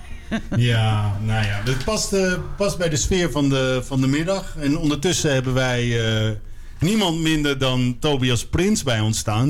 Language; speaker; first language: Dutch; native; Dutch